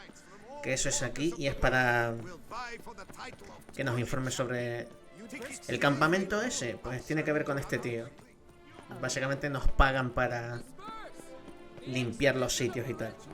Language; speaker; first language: Spanish; native; Spanish